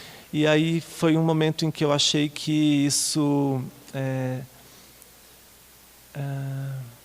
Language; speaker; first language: Portuguese; native; Portuguese